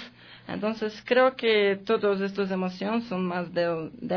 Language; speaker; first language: Spanish; non-native, learner; Polish